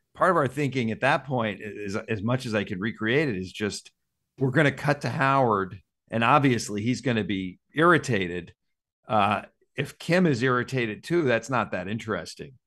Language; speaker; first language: English; native; English